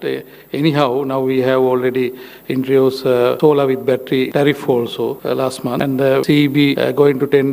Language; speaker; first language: English; non-native, local second language; Sinhala